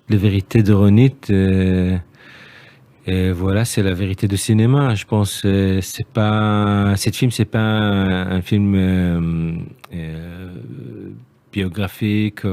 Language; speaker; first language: French; non-native, learner; Hebrew